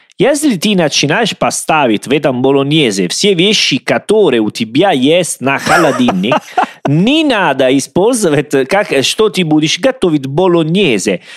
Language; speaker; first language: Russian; non-native, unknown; Italian